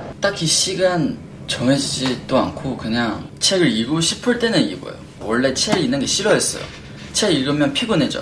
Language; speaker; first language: Korean; non-native, fluent; Chinese